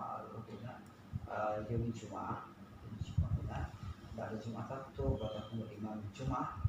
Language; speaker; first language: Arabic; non-native, learner; Indonesian